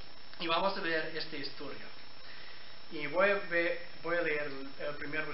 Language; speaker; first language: Spanish; non-native, fluent; English